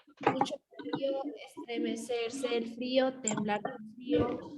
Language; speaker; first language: Spanish; native; Spanish